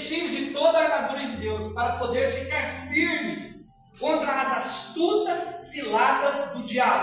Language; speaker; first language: Portuguese; native; Portuguese